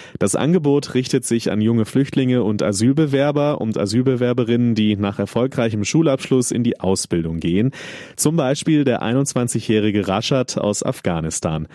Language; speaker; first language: German; native; German